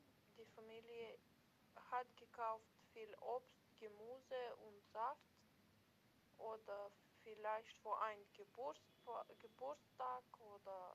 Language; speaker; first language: German; non-native, learner; Macedonian